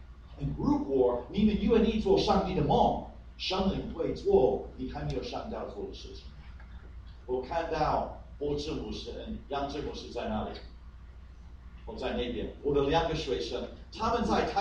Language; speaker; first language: Chinese; non-native, fluent; English